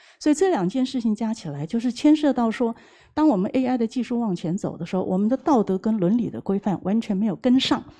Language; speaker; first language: Chinese; native; Chinese